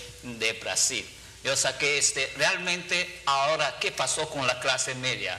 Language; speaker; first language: Spanish; non-native, fluent; Chinese